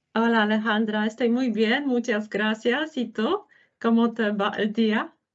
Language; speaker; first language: Spanish; non-native, fluent; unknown